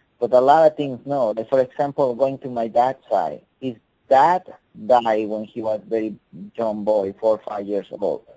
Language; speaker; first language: English; non-native, fluent; Spanish